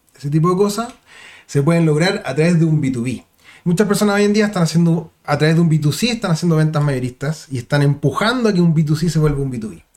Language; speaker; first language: Spanish; native; Spanish